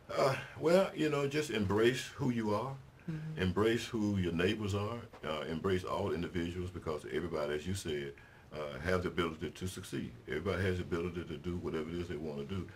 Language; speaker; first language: English; native; English